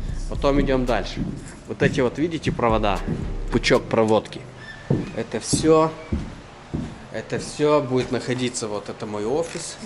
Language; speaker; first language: Russian; native; Russian